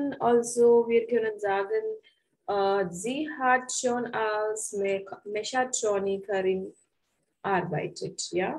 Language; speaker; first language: German; non-native, fluent; Hindi